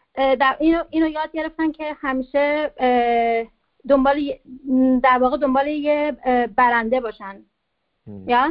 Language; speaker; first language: German; non-native, learner; Persian